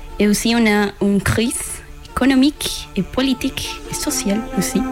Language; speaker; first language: French; non-native, learner; Spanish